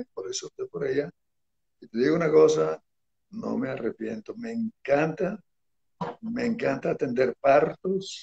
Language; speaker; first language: Spanish; early bilingual, other home language; Hebrew